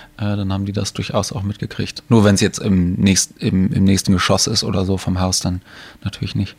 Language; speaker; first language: German; native; German